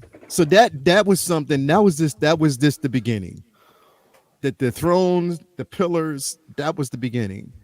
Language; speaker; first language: English; native; English